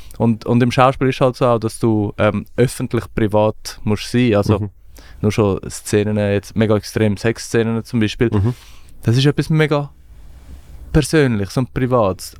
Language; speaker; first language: German; early bilingual, other home language; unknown